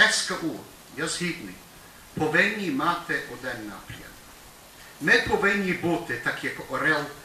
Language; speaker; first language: Ukrainian; early bilingual, heritage; Ukrainian